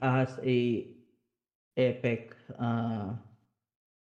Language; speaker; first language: English; non-native, local second language; Hiligaynon